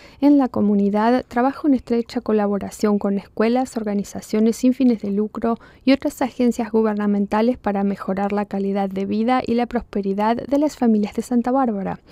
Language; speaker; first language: Spanish; early bilingual, heritage; Spanish